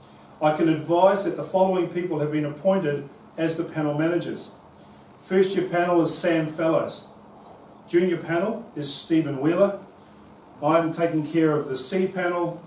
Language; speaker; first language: English; native; English